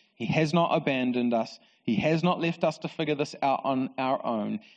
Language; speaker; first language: English; native; English